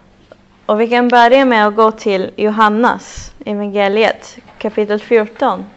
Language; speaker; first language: Swedish; non-native, fluent; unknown